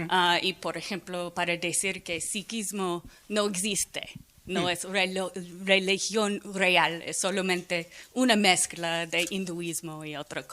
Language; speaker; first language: Spanish; non-native, fluent; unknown